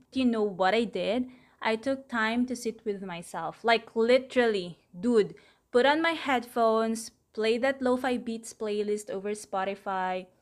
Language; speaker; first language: English; non-native, local second language; Filipino